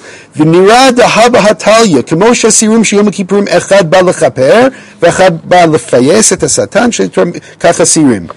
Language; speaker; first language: Hebrew; non-native, fluent; English